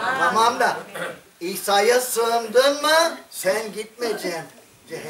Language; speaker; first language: Turkish; non-native, fluent; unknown